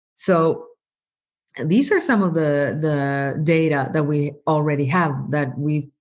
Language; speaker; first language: English; non-native, fluent; Norwegian